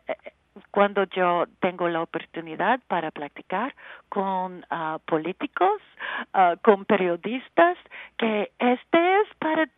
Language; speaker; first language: Spanish; non-native, learner; English